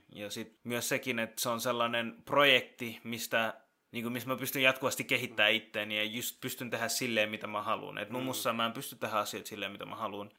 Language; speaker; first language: Finnish; early bilingual, other home language; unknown